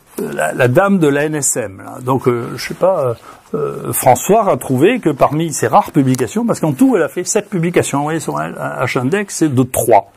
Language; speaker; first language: French; native; French